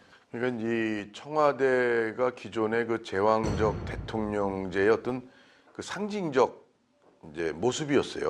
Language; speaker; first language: Korean; native; Korean